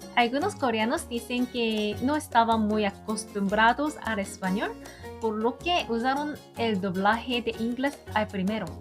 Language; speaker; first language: Spanish; non-native, learner; Korean